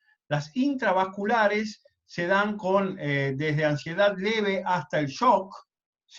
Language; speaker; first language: Spanish; native; Spanish